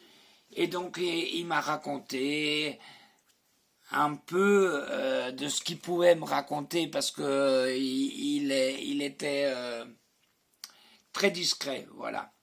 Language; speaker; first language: French; non-native, fluent; Spanish